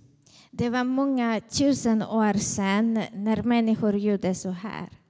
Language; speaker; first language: Swedish; non-native, fluent; Ukrainian